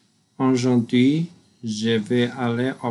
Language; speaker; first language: French; non-native, learner; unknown